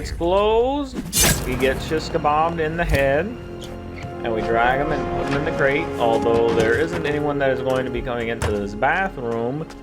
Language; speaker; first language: English; native; English